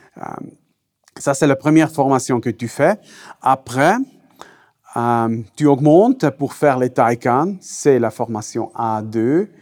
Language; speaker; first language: French; non-native, local second language; Swiss German